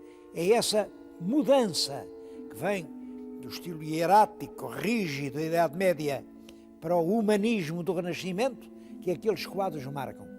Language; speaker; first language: Portuguese; native; Portuguese